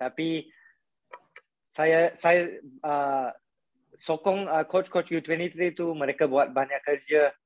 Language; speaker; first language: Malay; non-native, local second language; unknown